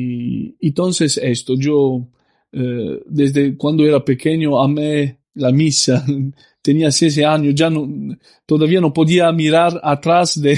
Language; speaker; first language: Spanish; non-native, fluent; Italian